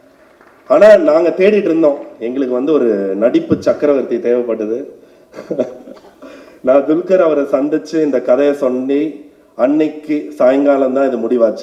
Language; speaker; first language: Tamil; native; Tamil